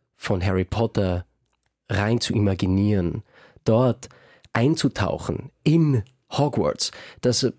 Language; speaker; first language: German; native; German